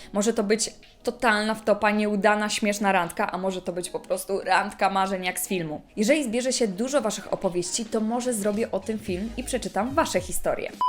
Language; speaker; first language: Polish; native; Polish